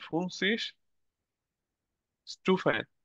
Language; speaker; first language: German; non-native, learner; Bangla